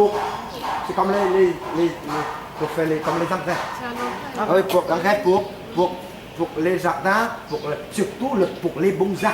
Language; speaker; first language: French; non-native, fluent; Vietnamese